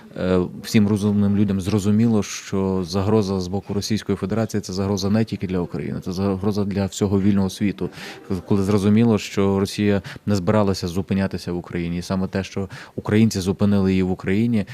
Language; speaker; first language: Ukrainian; native; Ukrainian